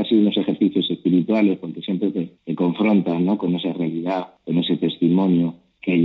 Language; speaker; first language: Spanish; native; Spanish